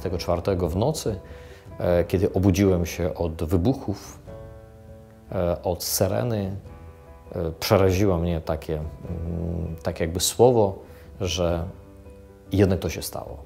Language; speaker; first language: Polish; non-native, fluent; Ukrainian